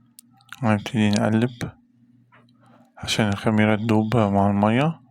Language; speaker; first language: Arabic; native; Arabic